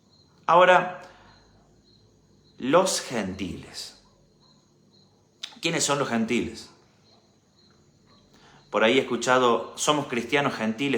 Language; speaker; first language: Spanish; native; Spanish